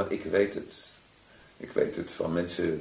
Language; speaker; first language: Dutch; native; Dutch